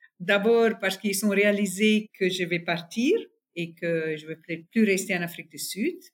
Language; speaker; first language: French; non-native, fluent; Afrikaans